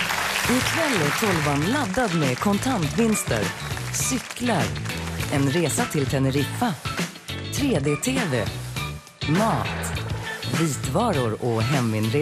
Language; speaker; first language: Swedish; native; Swedish